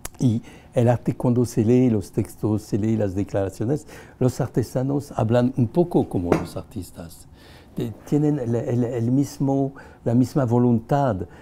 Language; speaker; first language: Spanish; non-native, fluent; French